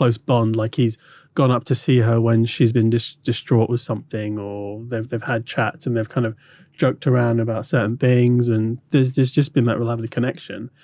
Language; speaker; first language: English; native; English